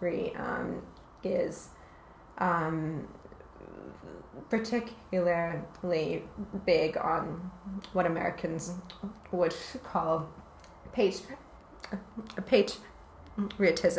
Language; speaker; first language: English; native; English